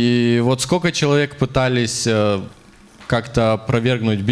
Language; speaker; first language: Russian; native; Russian